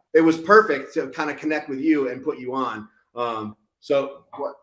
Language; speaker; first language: English; native; English